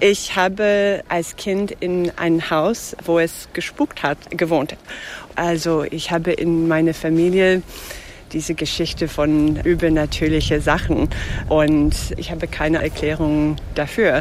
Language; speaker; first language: German; non-native, fluent; English